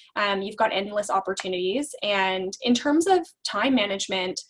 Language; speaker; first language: English; native; English